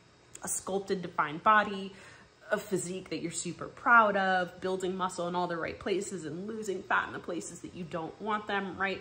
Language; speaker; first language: English; native; English